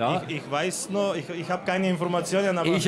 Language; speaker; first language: German; non-native, fluent; Bulgarian